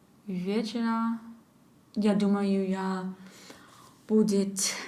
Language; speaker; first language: Russian; non-native, learner; English